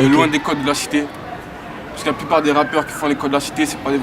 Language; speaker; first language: French; native; French